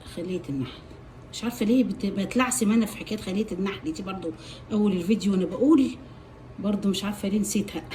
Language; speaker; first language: Arabic; native; Arabic